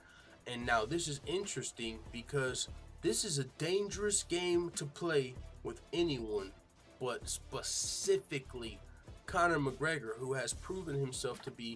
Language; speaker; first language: English; native; English